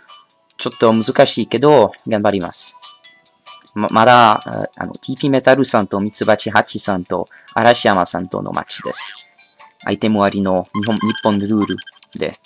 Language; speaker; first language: Japanese; non-native, learner; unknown